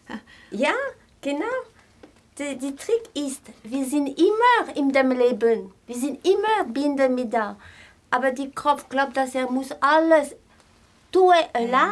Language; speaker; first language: German; non-native, fluent; French